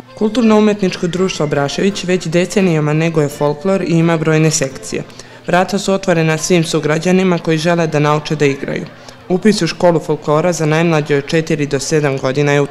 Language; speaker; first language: Serbian; native; Serbian